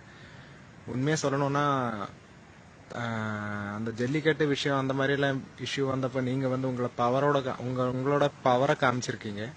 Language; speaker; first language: Tamil; non-native, local second language; Malayalam